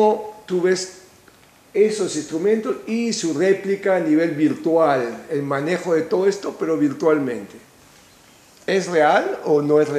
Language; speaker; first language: Spanish; native; Spanish